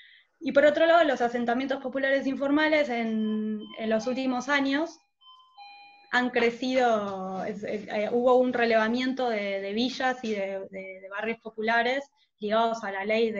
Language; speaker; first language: Spanish; native; Spanish